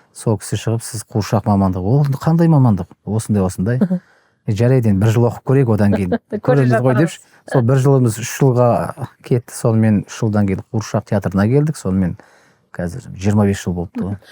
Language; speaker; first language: Kazakh; native; Kazakh